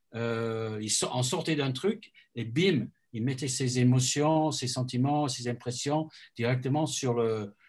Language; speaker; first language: French; non-native, fluent; English